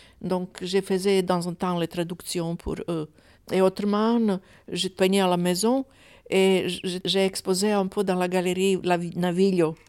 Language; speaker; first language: French; non-native, fluent; Croatian